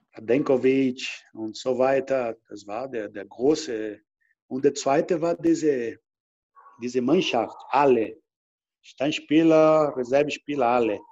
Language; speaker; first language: German; non-native, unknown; Portuguese